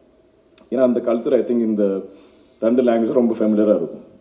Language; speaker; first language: Tamil; non-native, local second language; Malayalam